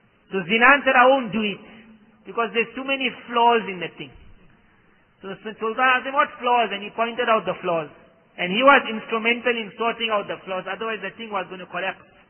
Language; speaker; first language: English; native; English